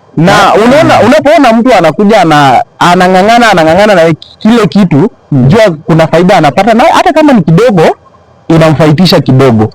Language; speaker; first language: Swahili; non-native, local second language; Luyia